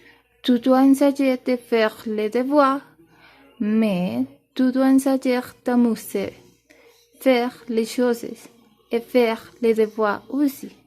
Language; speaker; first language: French; non-native, learner; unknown